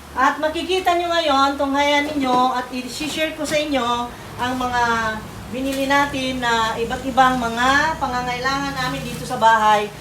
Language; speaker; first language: Filipino; non-native, local second language; Cebuano